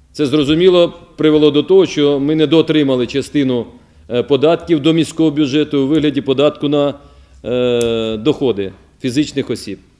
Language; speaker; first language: Ukrainian; native; Ukrainian